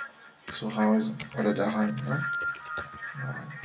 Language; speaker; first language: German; non-native, fluent; French